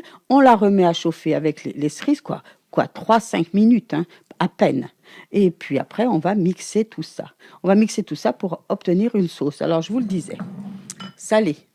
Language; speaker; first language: French; native; French